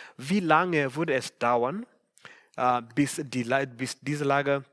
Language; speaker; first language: German; non-native, fluent; Swahili